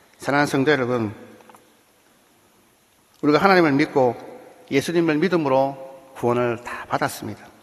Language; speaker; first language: Korean; native; Korean